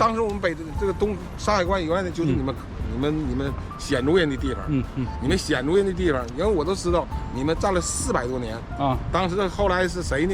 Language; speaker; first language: Chinese; native; Chinese